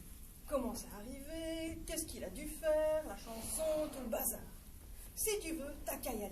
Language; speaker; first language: French; native; French